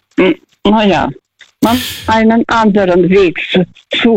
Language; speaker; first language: German; non-native, fluent; Russian